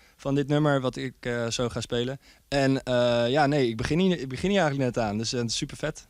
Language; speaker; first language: Dutch; native; Dutch